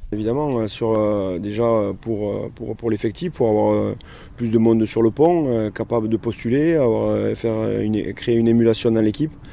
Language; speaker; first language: French; native; French